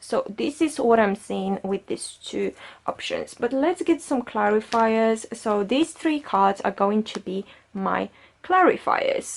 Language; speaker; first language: English; non-native, fluent; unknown